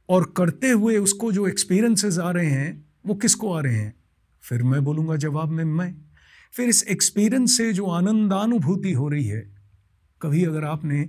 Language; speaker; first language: Hindi; non-native, local second language; Bangla